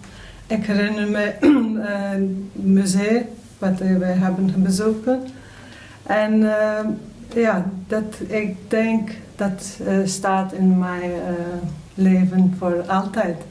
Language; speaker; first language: Dutch; non-native, learner; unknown